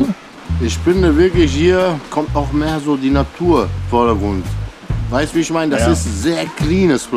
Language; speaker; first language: German; native; German